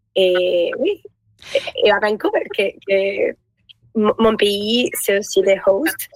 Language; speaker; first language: French; non-native, learner; Spanish